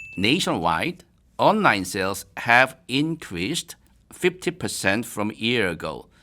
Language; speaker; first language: English; non-native, fluent; Korean